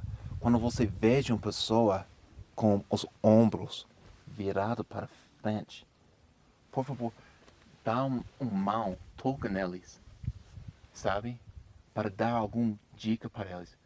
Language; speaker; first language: Portuguese; non-native, fluent; English